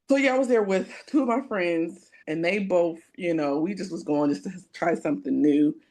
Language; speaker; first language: English; native; English